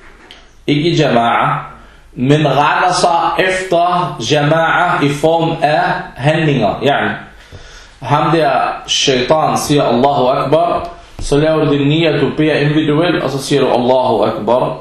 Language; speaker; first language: Danish; early bilingual, other home language; Arabic